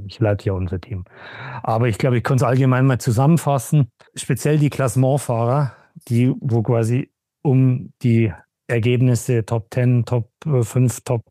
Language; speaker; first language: German; native; German